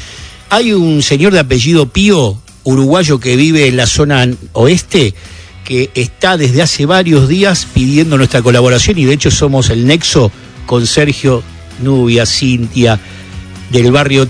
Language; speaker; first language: Spanish; native; Spanish